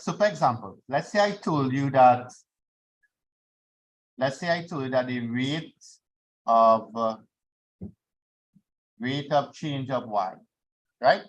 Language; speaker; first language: English; native; English